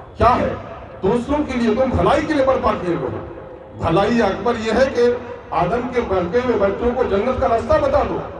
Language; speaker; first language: Urdu; non-native, local second language; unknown